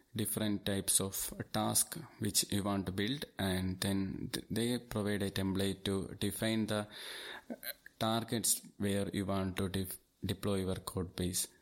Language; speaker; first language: English; non-native, local second language; Malayalam